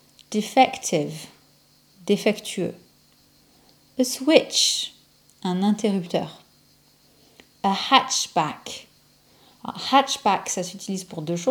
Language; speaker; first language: French; native; French